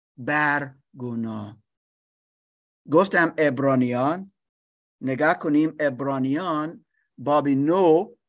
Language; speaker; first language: Persian; non-native, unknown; English